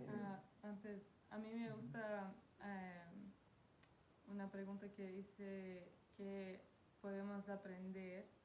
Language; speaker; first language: Spanish; non-native, fluent; Portuguese